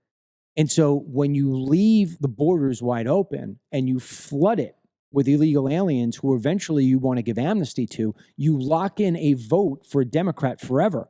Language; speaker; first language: English; native; English